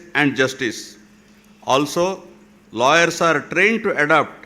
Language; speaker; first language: English; non-native, local second language; Kannada